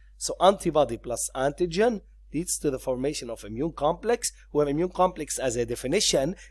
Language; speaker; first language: English; non-native, local second language; Arabic